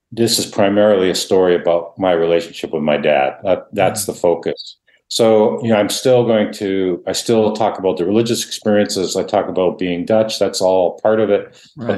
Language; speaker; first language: English; non-native, fluent; Dutch